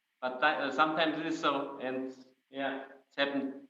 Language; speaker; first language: English; non-native, fluent; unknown